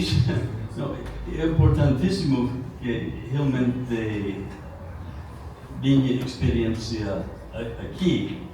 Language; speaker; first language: Portuguese; non-native, fluent; English